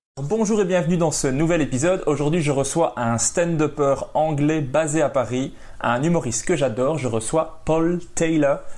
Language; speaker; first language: French; native; French